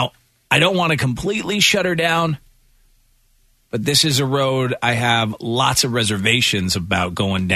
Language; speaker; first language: English; native; English